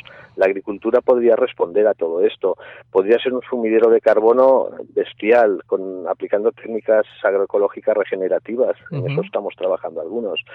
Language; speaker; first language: Spanish; native; Spanish